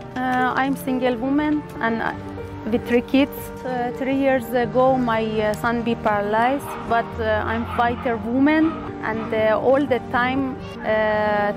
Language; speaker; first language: English; non-native, learner; Persian